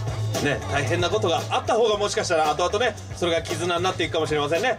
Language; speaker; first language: Japanese; native; Japanese